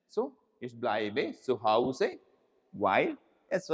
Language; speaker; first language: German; non-native, learner; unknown